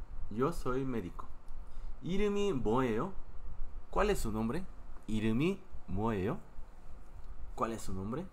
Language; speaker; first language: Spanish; non-native, fluent; Korean